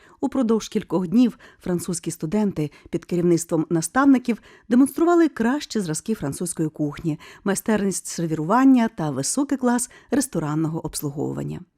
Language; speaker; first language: Ukrainian; native; Ukrainian